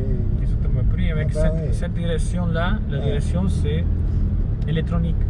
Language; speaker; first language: French; non-native, fluent; Italian